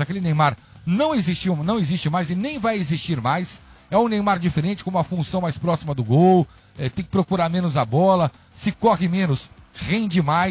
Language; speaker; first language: Portuguese; native; Portuguese